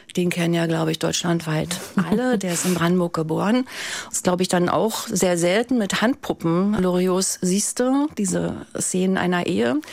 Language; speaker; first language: German; native; German